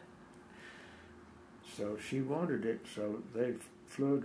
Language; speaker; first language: English; native; English